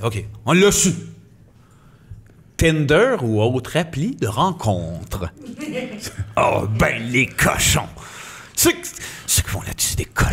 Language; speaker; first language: French; native; French